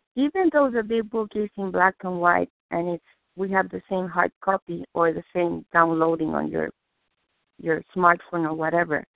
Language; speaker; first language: English; non-native, fluent; Spanish